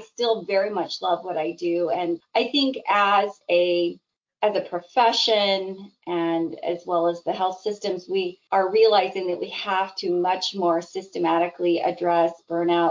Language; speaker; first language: English; native; English